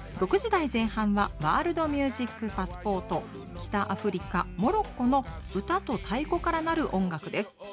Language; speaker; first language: Japanese; native; Japanese